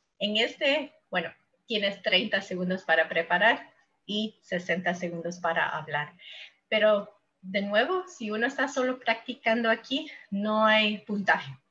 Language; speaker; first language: Spanish; non-native, fluent; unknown